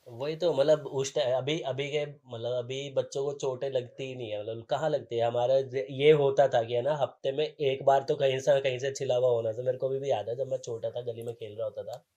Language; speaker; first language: Hindi; native; Hindi